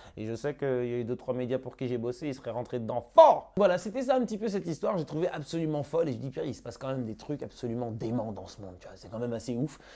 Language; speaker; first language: French; native; French